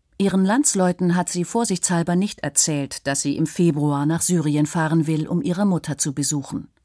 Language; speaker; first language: German; native; German